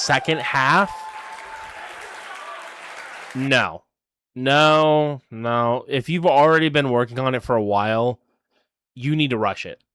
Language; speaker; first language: English; native; English